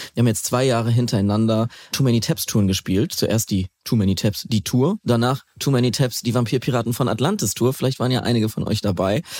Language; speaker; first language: German; native; German